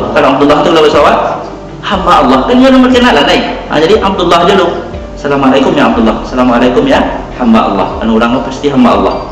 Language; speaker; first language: Malay; non-native, local second language; Minangkabau